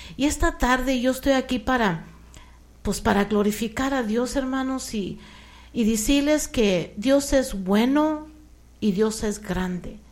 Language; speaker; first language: Spanish; early bilingual, heritage; Spanish